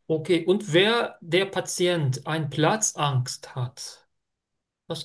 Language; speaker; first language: German; non-native, learner; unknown